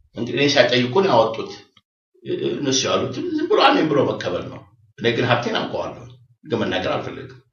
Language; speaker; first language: Amharic; native; Amharic